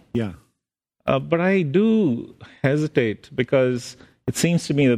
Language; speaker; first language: English; non-native, local second language; Tamil